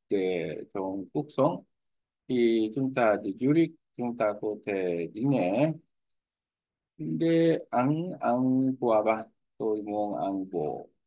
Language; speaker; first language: Vietnamese; non-native, learner; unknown